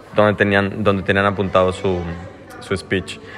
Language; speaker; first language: Spanish; native; Spanish